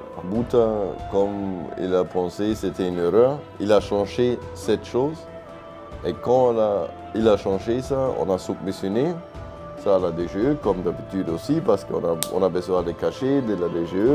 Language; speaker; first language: French; non-native, learner; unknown